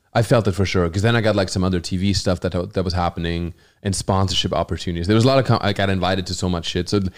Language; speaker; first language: English; non-native, fluent; German